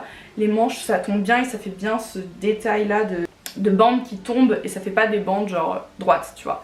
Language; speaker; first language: French; native; French